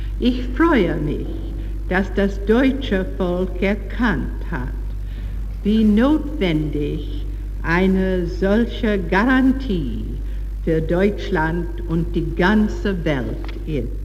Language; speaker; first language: German; non-native, learner; English